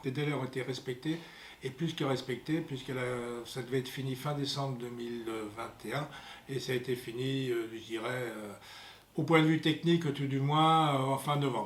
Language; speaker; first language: French; native; French